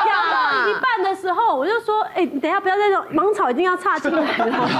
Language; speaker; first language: Chinese; native; Chinese